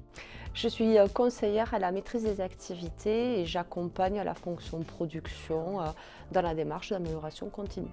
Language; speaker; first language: French; native; French